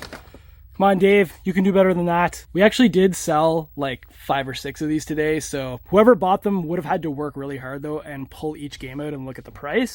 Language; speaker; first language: English; native; English